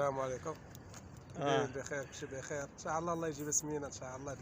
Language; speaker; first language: Arabic; native; Arabic